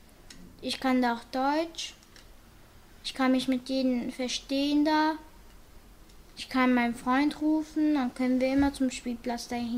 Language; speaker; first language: German; early bilingual, other home language; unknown